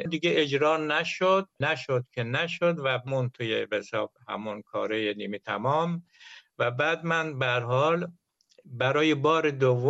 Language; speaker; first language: Persian; native; Persian